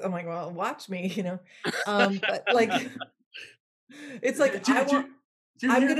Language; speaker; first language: English; non-native, fluent; French